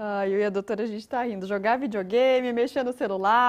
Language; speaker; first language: Portuguese; native; Portuguese